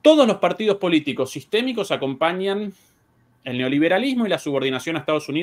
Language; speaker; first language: Spanish; native; Spanish